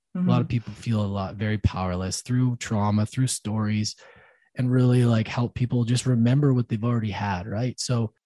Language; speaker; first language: English; native; English